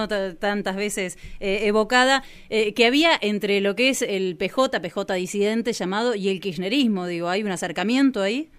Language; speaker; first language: Spanish; native; Spanish